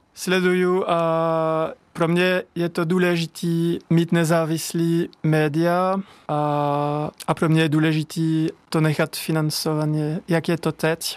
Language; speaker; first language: Czech; non-native, learner; French